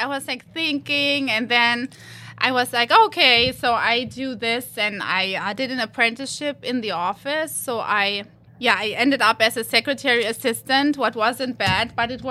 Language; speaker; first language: English; non-native, fluent; German